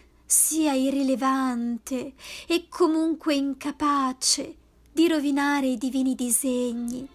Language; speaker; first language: Italian; native; Italian